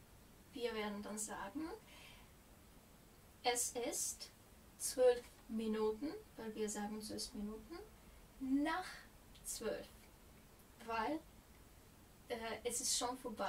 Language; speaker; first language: German; non-native, fluent; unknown